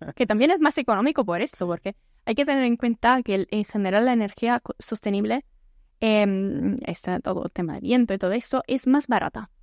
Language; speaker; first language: Spanish; non-native, fluent; Italian